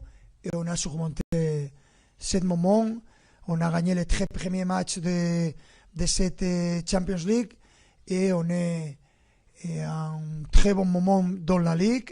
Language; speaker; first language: French; non-native, fluent; Spanish